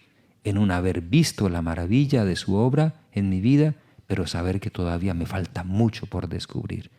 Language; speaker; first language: Spanish; native; Spanish